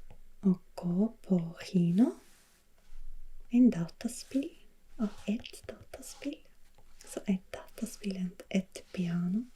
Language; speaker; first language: Norwegian; non-native, learner; German